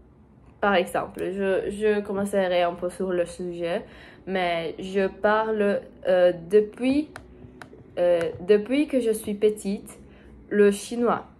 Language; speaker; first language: French; non-native, learner; Portuguese